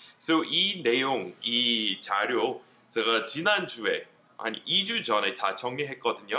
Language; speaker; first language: Korean; non-native, fluent; English